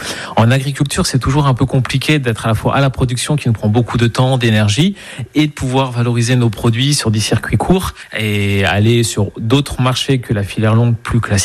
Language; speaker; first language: French; native; French